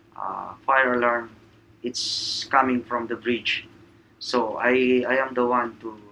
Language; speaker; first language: English; non-native, local second language; Filipino